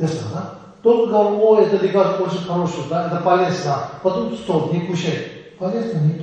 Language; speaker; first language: Russian; non-native, learner; Tibetan